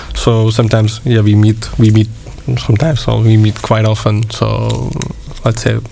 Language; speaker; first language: English; non-native, local second language; Marathi